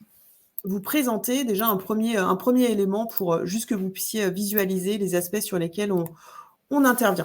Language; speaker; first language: French; native; French